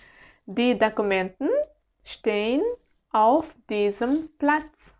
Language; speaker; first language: German; non-native, fluent; Uzbek